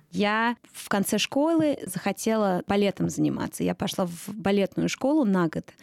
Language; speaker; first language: Russian; early bilingual, heritage; Russian